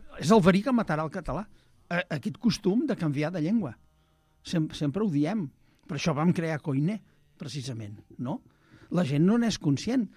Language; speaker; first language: Catalan; native; Catalan